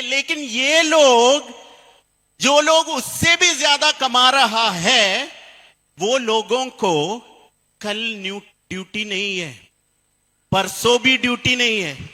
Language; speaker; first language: Hindi; non-native, local second language; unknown